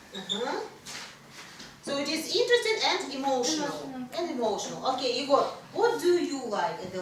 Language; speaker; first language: English; non-native, fluent; Russian